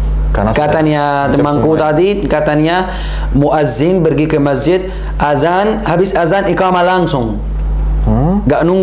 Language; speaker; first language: Indonesian; non-native, learner; Arabic